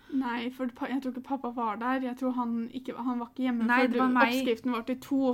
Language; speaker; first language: Norwegian; native; Norwegian